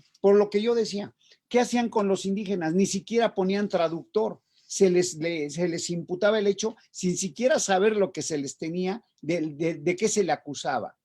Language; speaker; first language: Spanish; native; Spanish